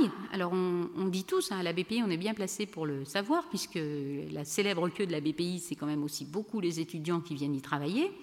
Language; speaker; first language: French; native; French